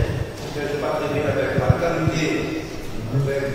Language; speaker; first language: French; non-native, learner; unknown